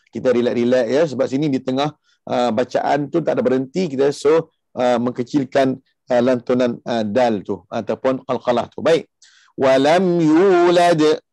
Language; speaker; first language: Malay; early bilingual, heritage; Malay